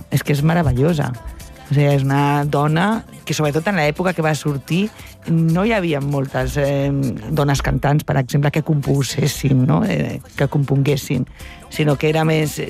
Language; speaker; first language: Catalan; non-native, local second language; Spanish